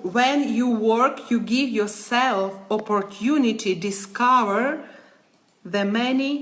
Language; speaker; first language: English; non-native, learner; Ukrainian